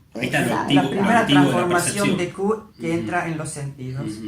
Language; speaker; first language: Spanish; native; Spanish